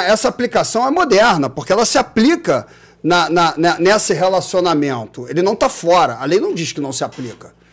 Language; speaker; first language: Portuguese; native; Portuguese